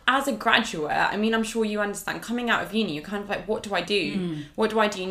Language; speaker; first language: English; native; English